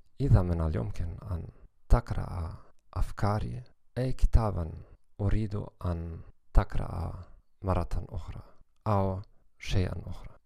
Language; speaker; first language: Arabic; non-native, learner; German